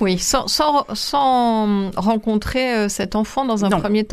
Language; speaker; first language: French; native; French